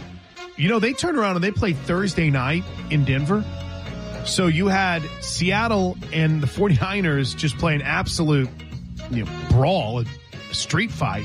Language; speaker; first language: English; native; English